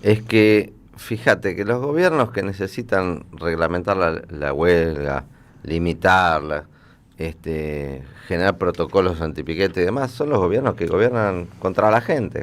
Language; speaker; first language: Spanish; native; Spanish